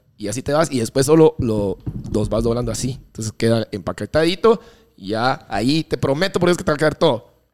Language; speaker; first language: Spanish; non-native, fluent; Dutch